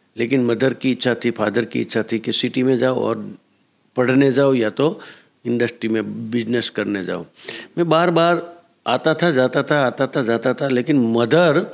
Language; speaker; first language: Hindi; non-native, local second language; Gujarati